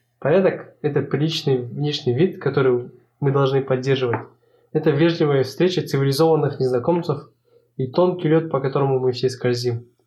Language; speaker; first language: Russian; non-native, local second language; Kazakh